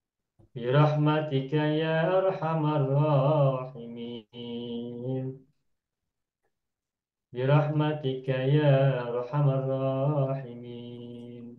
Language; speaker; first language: Arabic; non-native, fluent; Indonesian